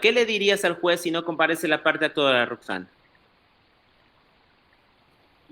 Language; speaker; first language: Spanish; native; Spanish